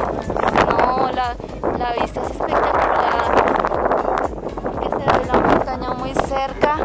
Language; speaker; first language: Spanish; native; Spanish